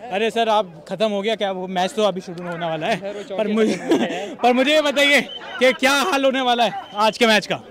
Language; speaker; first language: Hindi; native; Hindi